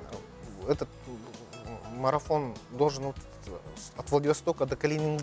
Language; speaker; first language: Russian; non-native, local second language; Yakut